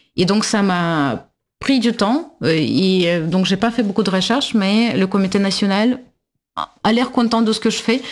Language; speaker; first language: French; non-native, fluent; Russian